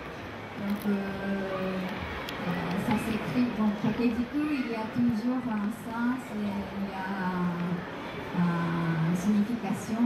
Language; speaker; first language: French; non-native, fluent; Japanese